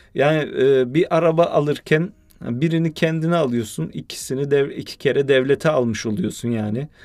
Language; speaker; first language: Turkish; early bilingual, heritage; Turkish